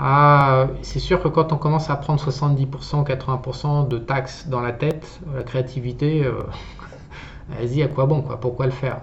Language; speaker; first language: French; native; French